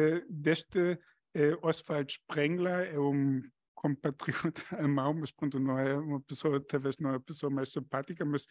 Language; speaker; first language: Portuguese; non-native, fluent; German